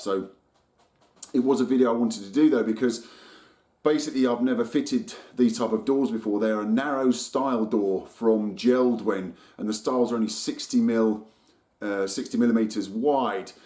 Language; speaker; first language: English; native; English